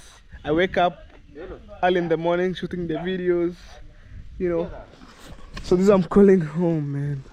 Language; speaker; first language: English; non-native, local second language; Swahili